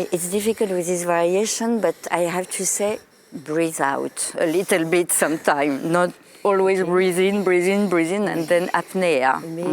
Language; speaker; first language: English; non-native, fluent; French